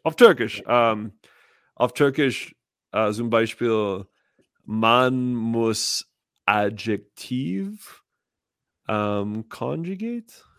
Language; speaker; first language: German; non-native, learner; English